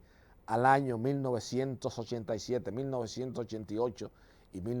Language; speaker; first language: Spanish; native; Spanish